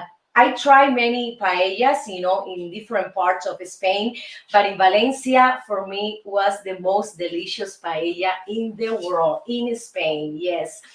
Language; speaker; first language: English; non-native, fluent; Spanish